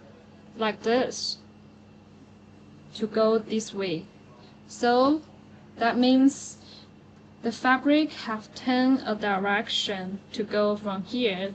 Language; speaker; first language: English; non-native, learner; Chinese